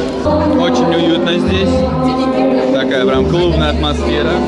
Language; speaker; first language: Russian; native; Russian